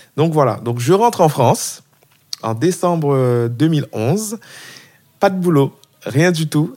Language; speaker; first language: French; non-native, local second language; Haitian Creole